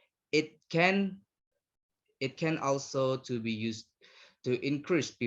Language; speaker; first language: English; non-native, learner; Indonesian